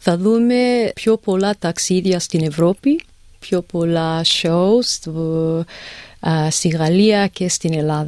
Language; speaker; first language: Greek; early bilingual, heritage; English